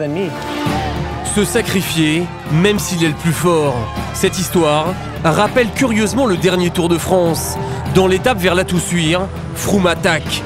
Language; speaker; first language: French; native; French